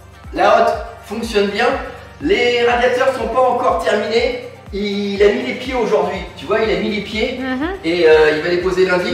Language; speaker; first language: French; native; French